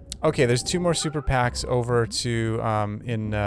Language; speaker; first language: English; native; English